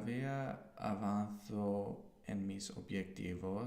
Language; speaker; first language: Spanish; non-native, learner; English